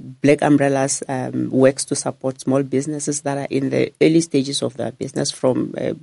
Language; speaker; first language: English; non-native, local second language; Northern Sotho